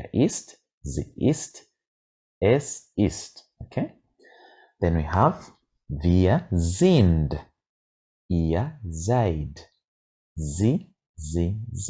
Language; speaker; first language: German; non-native, fluent; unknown